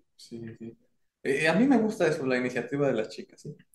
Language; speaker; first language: Spanish; native; Spanish